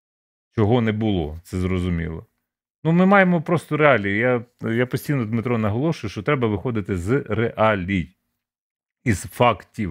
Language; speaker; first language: Ukrainian; native; Ukrainian